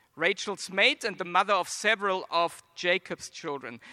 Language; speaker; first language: English; non-native, fluent; German